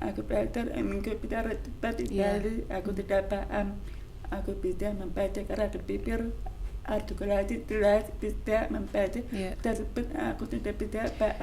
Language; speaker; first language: Indonesian; non-native, local second language; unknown